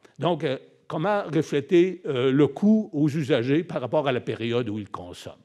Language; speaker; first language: French; native; French